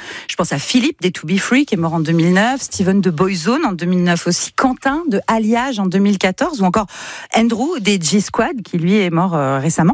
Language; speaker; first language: French; native; French